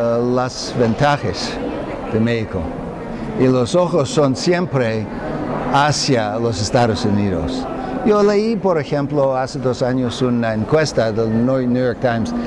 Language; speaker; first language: Spanish; non-native, fluent; English